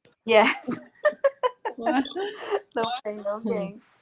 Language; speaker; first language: English; non-native, learner; Portuguese